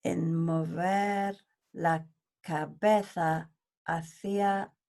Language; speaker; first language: Spanish; non-native, learner; English